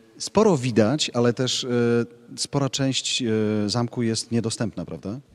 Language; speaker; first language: Polish; native; Polish